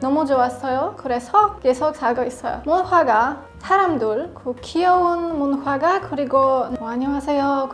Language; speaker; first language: Korean; non-native, learner; Polish